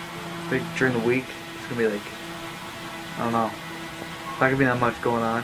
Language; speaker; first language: English; native; English